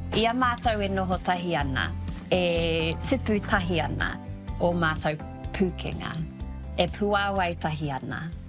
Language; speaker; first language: Māori; non-native, local second language; English